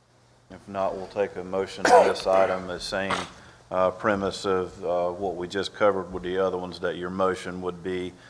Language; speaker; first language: English; native; English